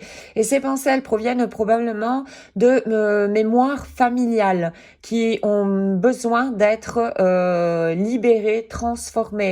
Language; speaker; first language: French; native; French